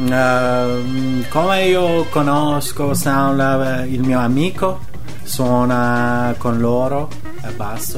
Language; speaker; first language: Italian; non-native, learner; Persian